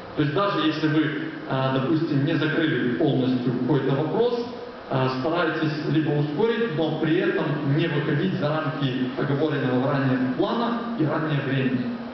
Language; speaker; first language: Russian; native; Russian